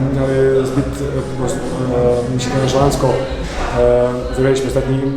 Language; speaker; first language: Polish; non-native, fluent; Serbian